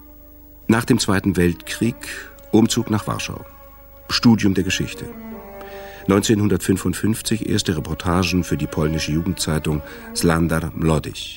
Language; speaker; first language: German; native; German